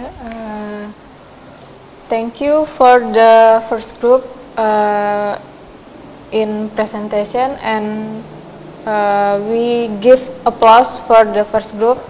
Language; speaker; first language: English; non-native, learner; Indonesian